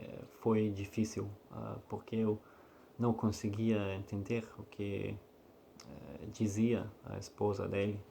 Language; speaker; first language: Portuguese; non-native, learner; Russian